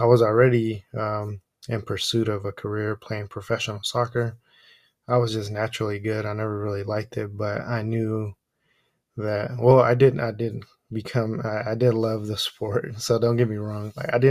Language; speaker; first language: English; early bilingual, other home language; Spanish